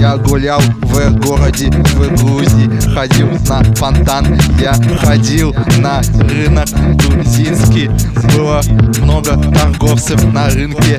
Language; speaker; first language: Russian; non-native, learner; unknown